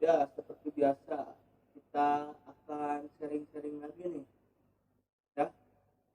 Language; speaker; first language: Indonesian; native; Indonesian